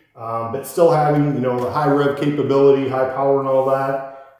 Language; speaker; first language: English; native; English